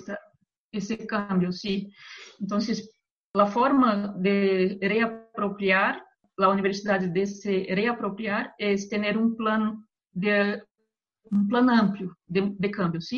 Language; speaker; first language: Spanish; non-native, fluent; Portuguese